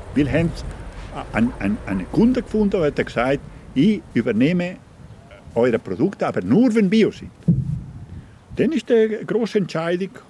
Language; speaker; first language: German; non-native, local second language; Italian